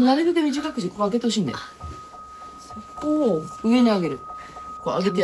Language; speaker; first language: Japanese; native; Japanese